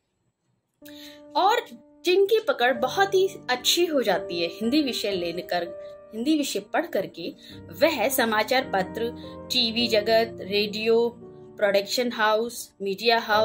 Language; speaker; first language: Hindi; native; Hindi